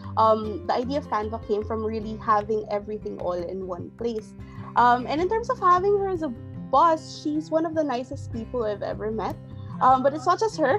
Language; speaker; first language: English; non-native, local second language; Filipino